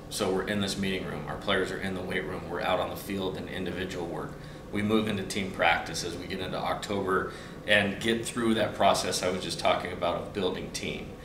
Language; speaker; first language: English; native; English